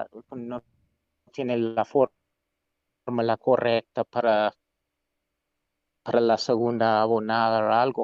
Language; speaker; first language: Spanish; non-native, fluent; English